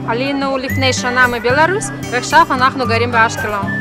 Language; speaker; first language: Hebrew; non-native, learner; Russian